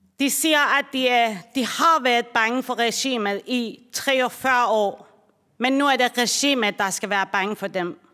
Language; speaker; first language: Danish; non-native, fluent; Persian